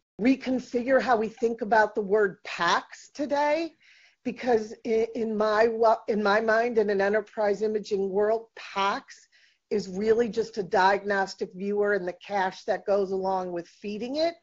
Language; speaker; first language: English; native; English